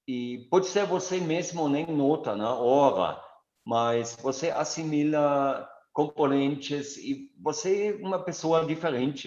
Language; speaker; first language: Portuguese; non-native, fluent; German